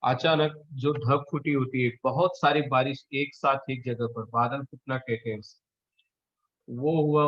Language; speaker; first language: Hindi; non-native, local second language; Marathi